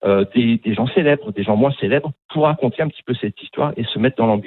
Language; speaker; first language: French; native; French